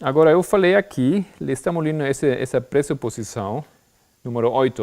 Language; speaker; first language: Portuguese; non-native, fluent; German